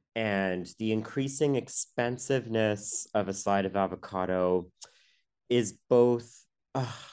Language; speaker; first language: English; native; English